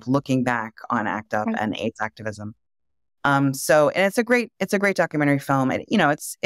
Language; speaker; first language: English; native; English